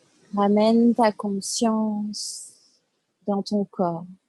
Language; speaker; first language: French; native; French